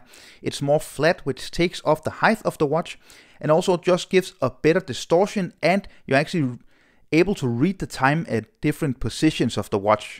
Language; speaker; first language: English; non-native, fluent; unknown